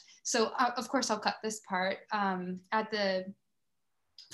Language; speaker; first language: English; native; English